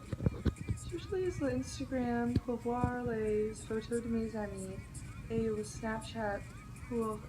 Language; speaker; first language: French; non-native, learner; English